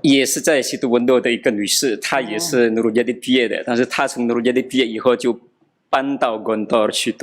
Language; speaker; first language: Chinese; non-native, fluent; Madurese